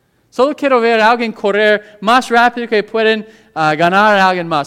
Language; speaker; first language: Spanish; non-native, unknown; English